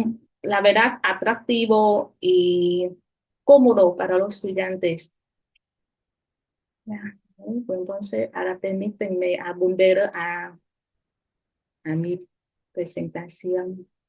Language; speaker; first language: Spanish; non-native, fluent; Vietnamese